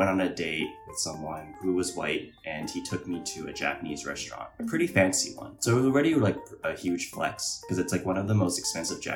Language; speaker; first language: English; non-native, local second language; Cantonese